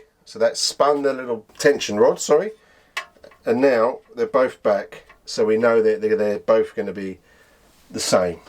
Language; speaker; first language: English; native; English